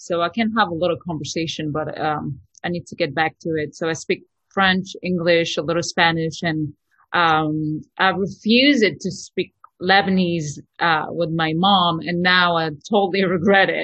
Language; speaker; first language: English; non-native, fluent; French